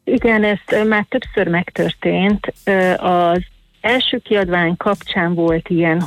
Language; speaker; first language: Hungarian; native; Hungarian